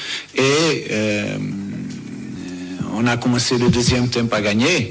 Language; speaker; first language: French; non-native, learner; Portuguese